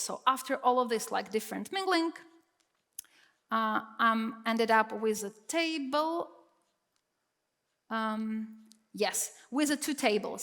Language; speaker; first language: English; non-native, fluent; Czech